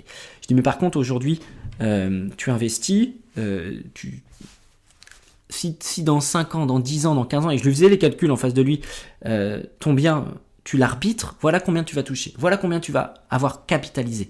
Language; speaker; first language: French; native; French